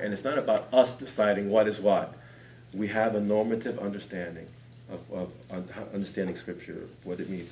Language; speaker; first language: English; native; English